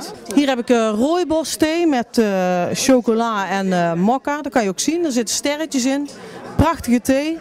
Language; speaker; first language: Dutch; native; Dutch